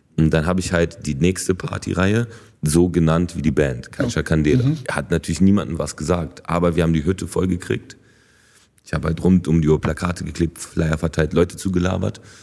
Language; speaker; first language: German; early bilingual, other home language; Polish